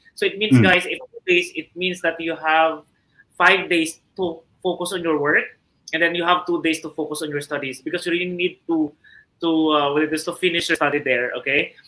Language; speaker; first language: English; non-native, local second language; Filipino